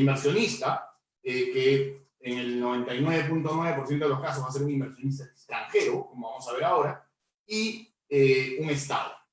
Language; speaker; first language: Spanish; native; Spanish